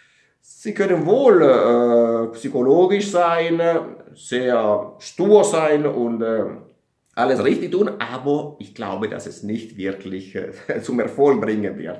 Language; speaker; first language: German; non-native, fluent; Italian